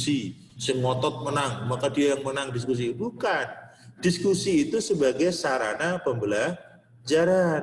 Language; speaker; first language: Indonesian; non-native, local second language; Javanese